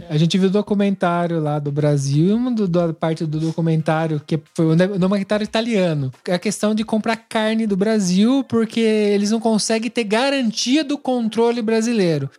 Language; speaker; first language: Portuguese; native; Portuguese